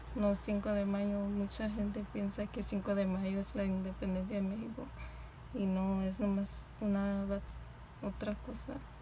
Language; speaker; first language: Spanish; early bilingual, heritage; Spanish